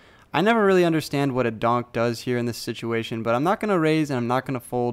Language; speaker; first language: English; native; English